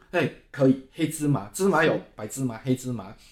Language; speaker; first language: Chinese; native; Chinese